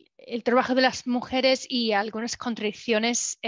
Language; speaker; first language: Spanish; non-native, fluent; English